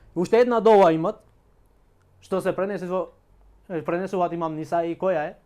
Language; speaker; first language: Macedonian; non-native, local second language; Albanian